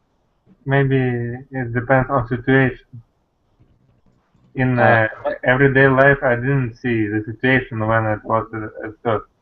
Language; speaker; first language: English; non-native, learner; Russian